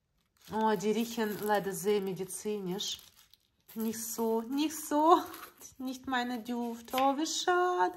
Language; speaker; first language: German; non-native, learner; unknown